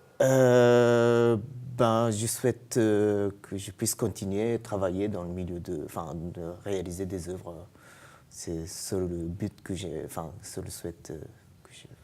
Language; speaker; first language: French; non-native, fluent; Japanese